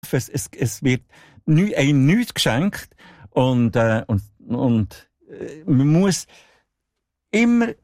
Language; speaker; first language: German; non-native, local second language; Italian